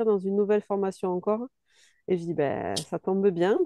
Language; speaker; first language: French; native; French